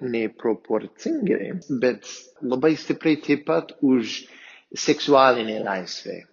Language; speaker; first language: Lithuanian; non-native, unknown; English